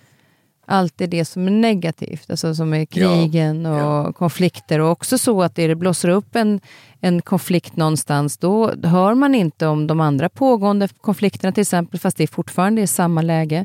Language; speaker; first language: Swedish; native; Swedish